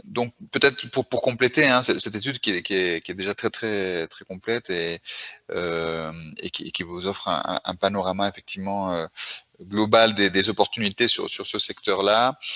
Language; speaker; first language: French; native; French